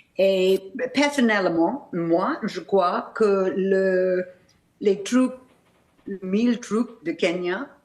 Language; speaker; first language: French; non-native, fluent; English